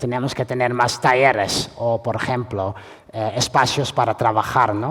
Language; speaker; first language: Spanish; non-native, fluent; Dutch